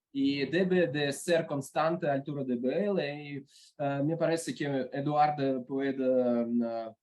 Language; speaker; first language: Spanish; non-native, learner; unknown